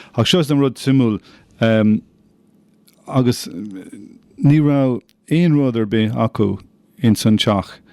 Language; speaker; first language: Irish; non-native, local second language; English